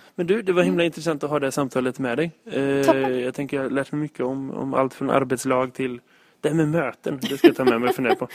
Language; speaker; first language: Swedish; native; Swedish